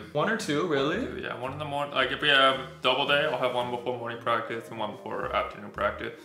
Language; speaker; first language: English; native; English